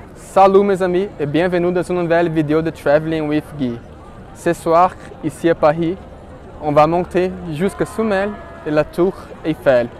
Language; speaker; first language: French; non-native, fluent; Portuguese